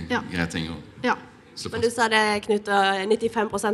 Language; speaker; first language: Norwegian; native; Norwegian